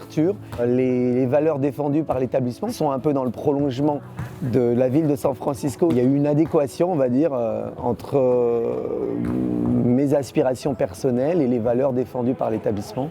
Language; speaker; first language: French; early bilingual, other home language; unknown